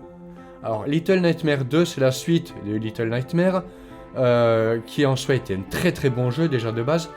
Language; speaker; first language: French; native; French